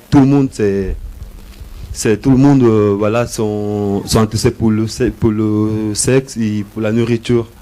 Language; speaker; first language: French; non-native, learner; Portuguese